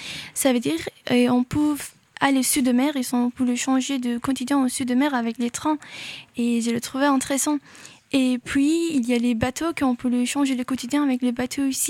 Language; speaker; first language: French; non-native, learner; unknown